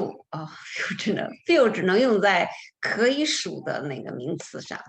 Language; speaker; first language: Chinese; native; Chinese